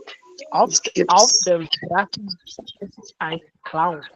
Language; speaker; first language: German; non-native, learner; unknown